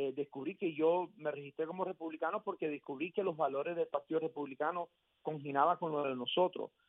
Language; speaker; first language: Spanish; early bilingual, heritage; Spanish